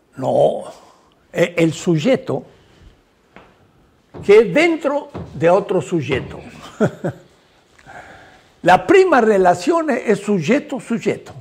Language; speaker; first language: Italian; non-native, learner; Spanish